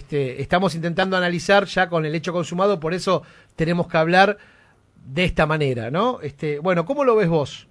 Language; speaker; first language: Spanish; native; Spanish